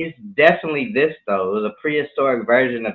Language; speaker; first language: English; native; English